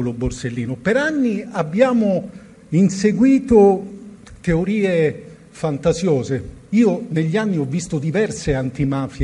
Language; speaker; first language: Italian; native; Italian